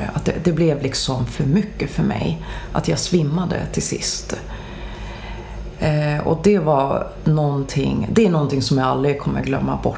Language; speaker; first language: Swedish; early bilingual, other home language; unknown